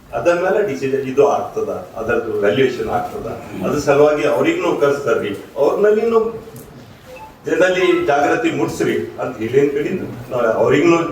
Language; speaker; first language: Kannada; non-native, local second language; Marathi